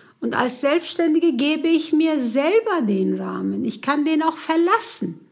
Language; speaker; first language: German; non-native, fluent; Kurdish